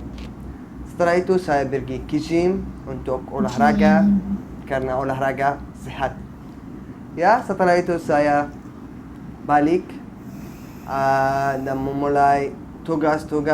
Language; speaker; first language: Indonesian; non-native, fluent; Arabic